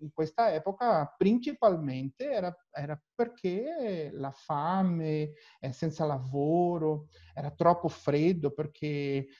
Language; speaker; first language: Italian; non-native, learner; Portuguese